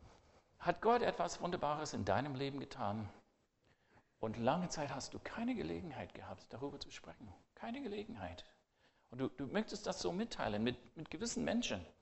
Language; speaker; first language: German; non-native, fluent; English